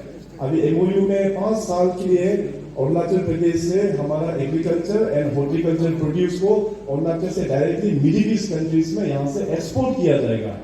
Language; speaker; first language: Hindi; non-native, local second language; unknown